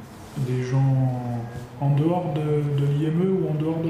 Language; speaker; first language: French; native; French